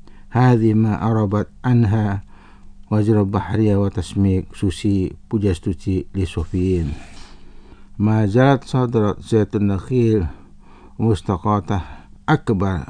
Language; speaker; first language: Arabic; non-native, fluent; Indonesian